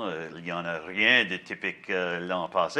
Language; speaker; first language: French; non-native, learner; English